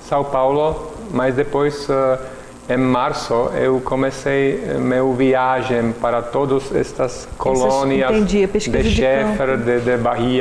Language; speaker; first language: Portuguese; non-native, learner; Czech